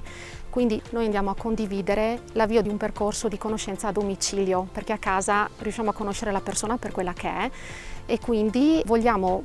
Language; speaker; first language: Italian; native; Italian